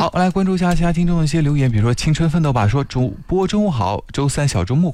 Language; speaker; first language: Chinese; native; Chinese